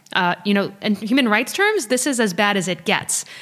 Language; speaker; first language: English; early bilingual, other home language; French